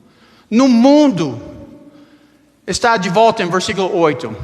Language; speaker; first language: Portuguese; non-native, learner; English